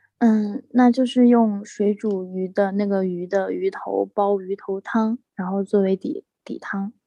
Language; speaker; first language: Chinese; native; Chinese